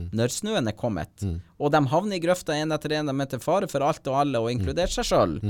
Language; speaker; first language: Norwegian; native; Norwegian